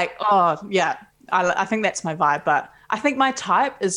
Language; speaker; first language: English; native; English